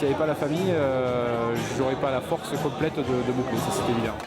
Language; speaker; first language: French; native; French